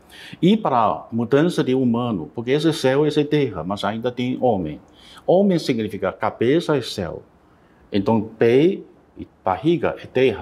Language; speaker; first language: Portuguese; non-native, learner; Chinese